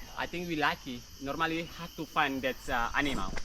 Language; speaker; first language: English; non-native, learner; Indonesian